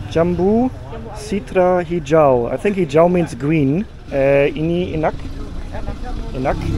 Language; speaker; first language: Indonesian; non-native, learner; German